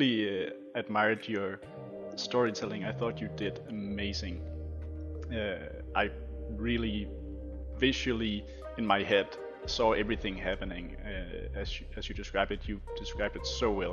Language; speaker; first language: English; non-native, fluent; Danish